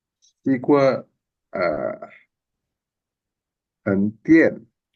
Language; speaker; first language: Chinese; non-native, learner; Indonesian